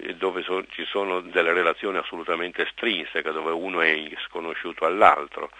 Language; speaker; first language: Italian; native; Italian